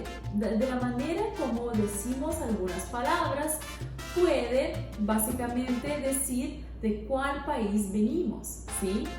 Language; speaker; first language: Spanish; non-native, fluent; Portuguese